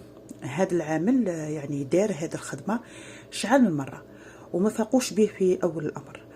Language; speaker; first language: Arabic; native; Arabic